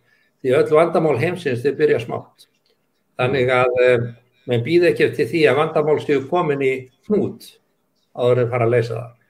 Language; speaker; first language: Icelandic; native; Icelandic